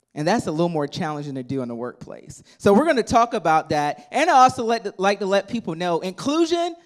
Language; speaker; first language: English; native; English